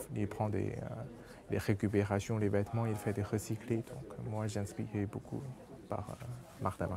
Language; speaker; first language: French; non-native, local second language; Chinese